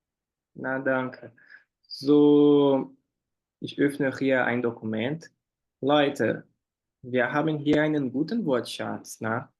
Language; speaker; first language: German; non-native, fluent; Portuguese